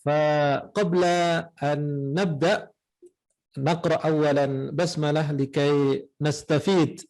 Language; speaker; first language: Arabic; non-native, fluent; Indonesian